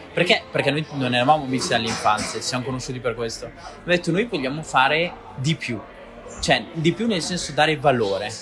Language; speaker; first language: Italian; early bilingual, other home language; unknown